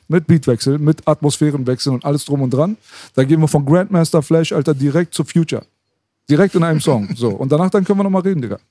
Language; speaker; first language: German; early bilingual, other home language; Persian